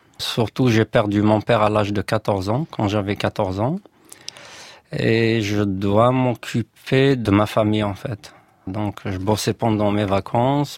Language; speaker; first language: French; non-native, local second language; Kabyle